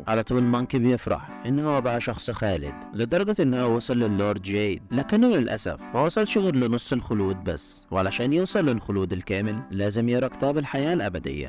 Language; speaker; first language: Arabic; native; Arabic